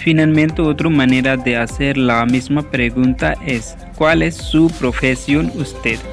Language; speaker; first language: Spanish; non-native, learner; Hindi